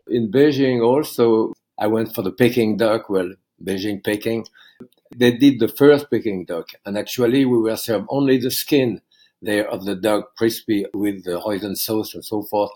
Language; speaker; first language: English; non-native, fluent; French